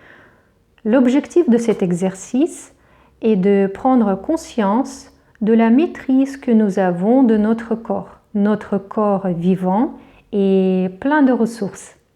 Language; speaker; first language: French; native; French